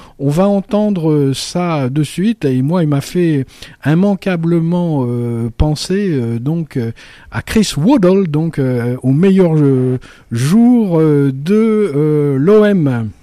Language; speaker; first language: French; native; French